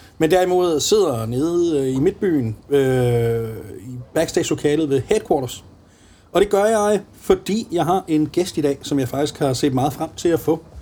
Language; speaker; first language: Danish; native; Danish